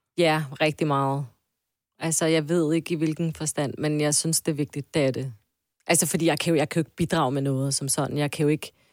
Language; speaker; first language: Danish; early bilingual, other home language; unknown